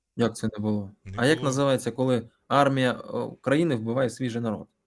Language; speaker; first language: Ukrainian; non-native, local second language; Russian